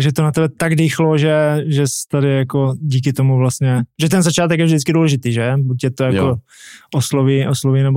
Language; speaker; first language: Czech; native; Czech